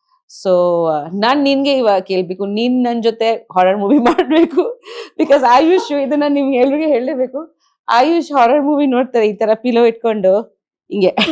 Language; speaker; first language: Kannada; non-native, fluent; Bangla